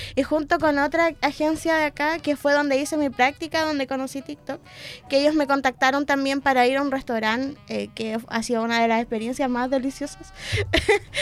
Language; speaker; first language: Spanish; native; Spanish